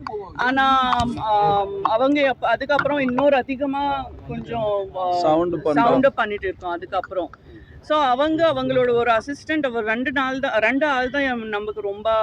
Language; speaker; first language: Tamil; non-native, learner; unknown